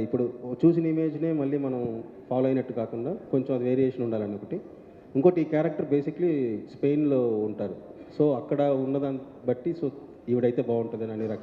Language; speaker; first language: Telugu; native; Telugu